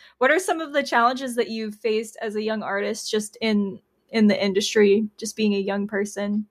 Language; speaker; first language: English; native; English